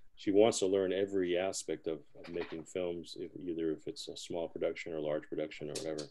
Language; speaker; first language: English; early bilingual, other home language; Spanish